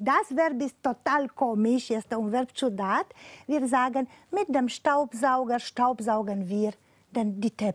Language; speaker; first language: German; non-native, fluent; Romanian